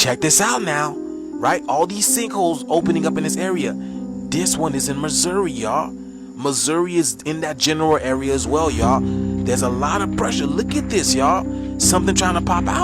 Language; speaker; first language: English; native; English